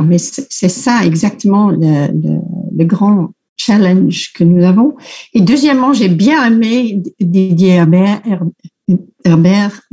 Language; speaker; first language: French; non-native, fluent; Dutch